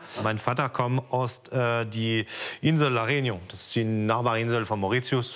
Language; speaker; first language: German; non-native, fluent; French